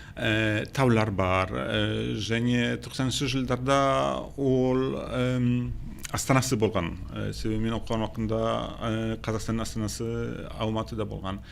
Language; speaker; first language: Kazakh; non-native, fluent; Polish